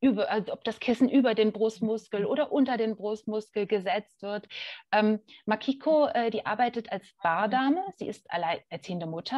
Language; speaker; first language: German; native; German